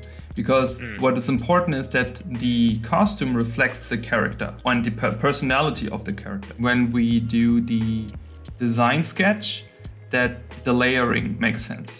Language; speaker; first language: English; non-native, fluent; German